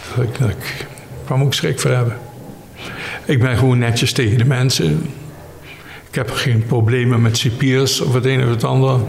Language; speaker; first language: Dutch; native; Dutch